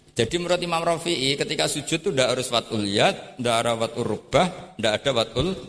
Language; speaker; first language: Indonesian; non-native, local second language; Javanese